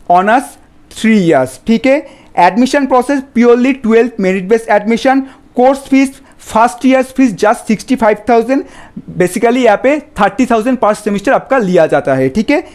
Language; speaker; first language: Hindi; non-native, local second language; Bangla